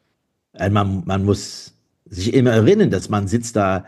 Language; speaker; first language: German; non-native, fluent; English